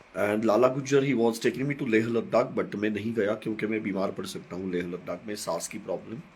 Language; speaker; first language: Hindi; native; Hindi